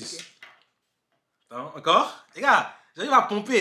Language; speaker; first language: French; native; French